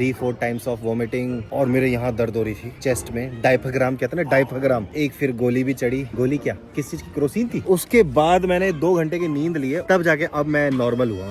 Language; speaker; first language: Hindi; native; Hindi